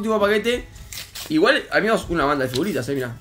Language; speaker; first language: Spanish; native; Spanish